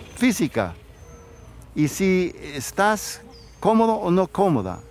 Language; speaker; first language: Spanish; non-native, fluent; English